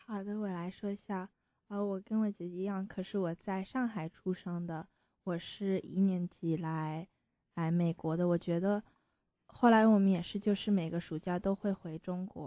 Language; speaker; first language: Chinese; early bilingual, heritage; Chinese